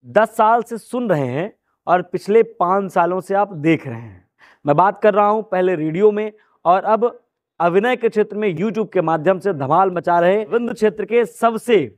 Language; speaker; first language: Hindi; native; Hindi